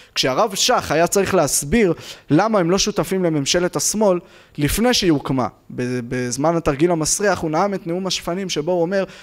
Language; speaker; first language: Hebrew; native; Hebrew